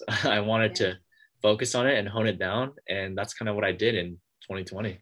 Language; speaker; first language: English; native; English